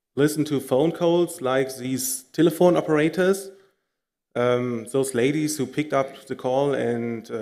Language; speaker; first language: English; non-native, fluent; German